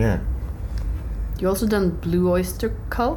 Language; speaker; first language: English; non-native, learner; Norwegian